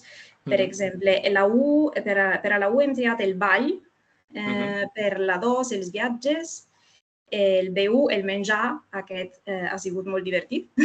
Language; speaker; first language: Catalan; non-native, fluent; Italian